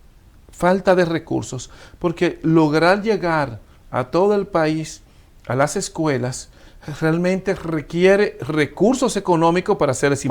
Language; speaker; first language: Spanish; native; Spanish